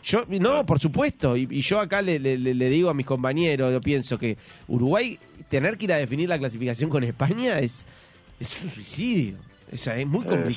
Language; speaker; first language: Spanish; native; Spanish